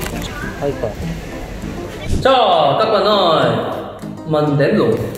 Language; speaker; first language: Vietnamese; non-native, learner; Korean